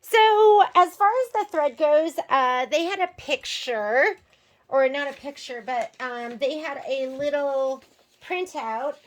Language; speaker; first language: English; native; English